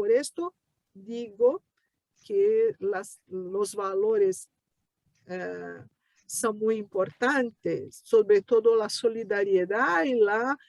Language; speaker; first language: Spanish; non-native, fluent; Portuguese